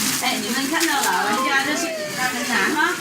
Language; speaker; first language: Chinese; non-native, fluent; Vietnamese